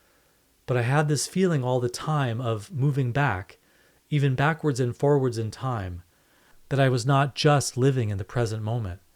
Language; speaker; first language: English; native; English